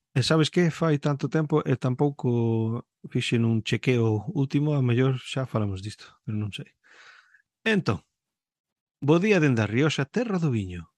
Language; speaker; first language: Galician; early bilingual, heritage; Galician